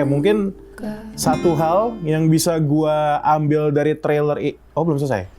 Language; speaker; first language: Indonesian; native; Indonesian